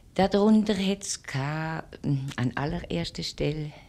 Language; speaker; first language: German; early bilingual, other home language; French